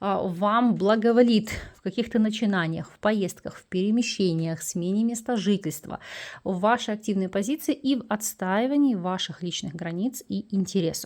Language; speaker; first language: Russian; native; Russian